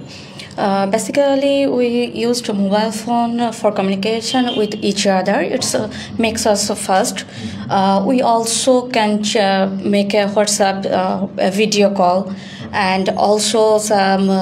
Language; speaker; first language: English; non-native, learner; Bangla